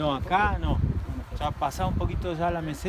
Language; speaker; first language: Spanish; native; Spanish